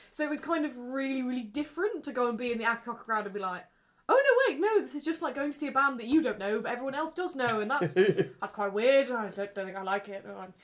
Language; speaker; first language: English; native; English